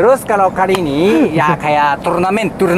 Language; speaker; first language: Indonesian; non-native, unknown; Japanese